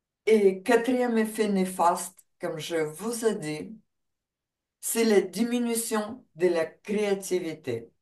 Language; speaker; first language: French; non-native, fluent; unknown